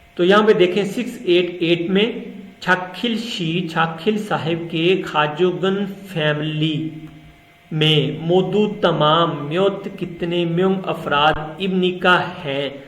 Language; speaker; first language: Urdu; non-native, local second language; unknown